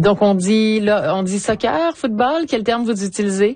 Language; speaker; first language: French; native; French